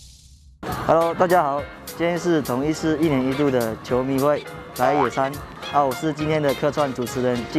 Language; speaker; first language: Chinese; native; Chinese